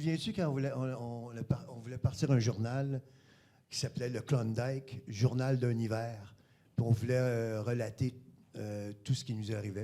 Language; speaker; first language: French; native; French